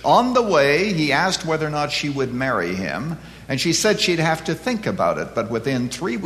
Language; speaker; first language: English; native; English